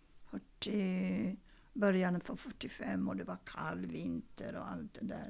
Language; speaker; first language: Swedish; non-native, fluent; Yiddish